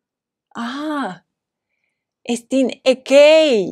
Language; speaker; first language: Greek; non-native, fluent; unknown